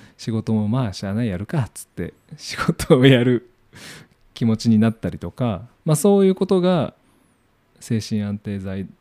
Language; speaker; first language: Japanese; native; Japanese